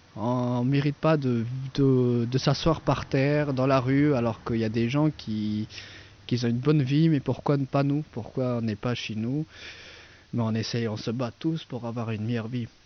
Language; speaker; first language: French; non-native, fluent; Persian